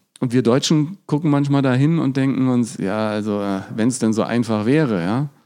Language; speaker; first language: German; native; German